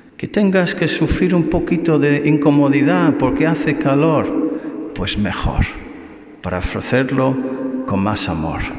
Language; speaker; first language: Spanish; non-native, fluent; English